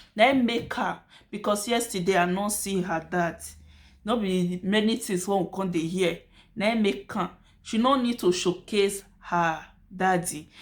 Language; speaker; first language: Nigerian Pidgin; native; Nigerian Pidgin